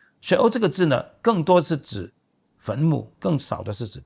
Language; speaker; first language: Chinese; native; Chinese